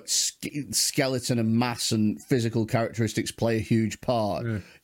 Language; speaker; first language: English; native; English